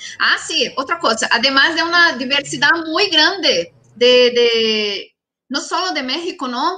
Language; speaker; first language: Spanish; non-native, fluent; Portuguese